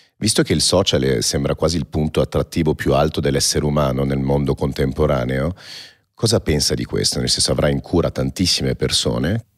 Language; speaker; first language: Italian; native; Italian